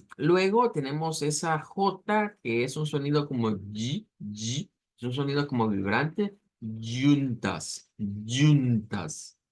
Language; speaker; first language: Spanish; native; Spanish